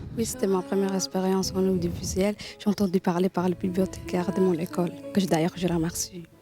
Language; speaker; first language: French; early bilingual, other home language; Arabic